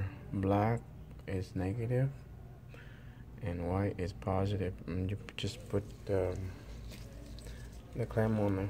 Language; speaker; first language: English; non-native, fluent; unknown